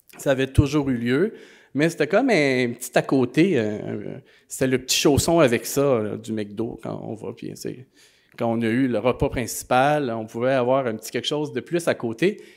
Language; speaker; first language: French; native; French